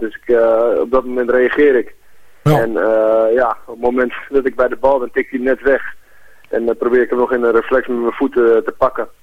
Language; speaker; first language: Dutch; native; Dutch